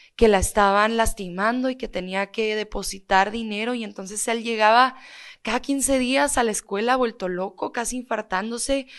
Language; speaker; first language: Spanish; native; Spanish